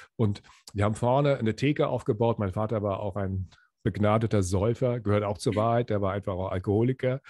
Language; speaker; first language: German; native; German